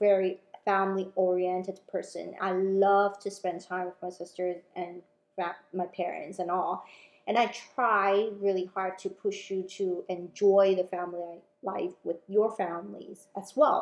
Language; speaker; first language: English; non-native, local second language; Cantonese